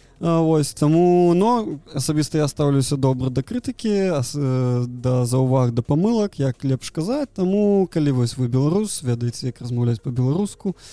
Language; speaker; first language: Belarusian; non-native, local second language; Russian